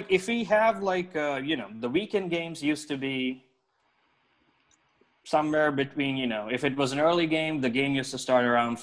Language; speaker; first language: English; non-native, local second language; Telugu